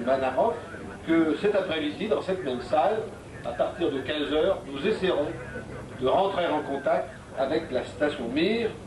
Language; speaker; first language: French; native; French